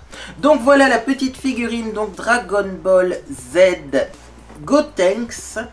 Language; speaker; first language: French; native; French